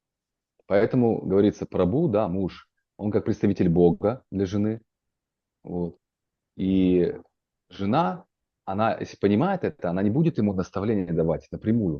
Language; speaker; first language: Russian; native; Russian